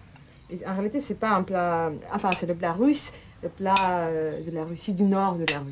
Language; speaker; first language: French; non-native, fluent; Russian